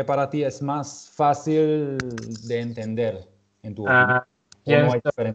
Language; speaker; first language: Spanish; non-native, fluent; German